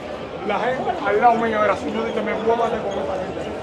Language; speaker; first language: Spanish; native; Spanish